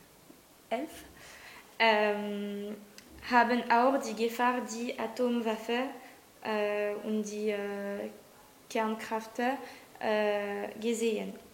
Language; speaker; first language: German; non-native, learner; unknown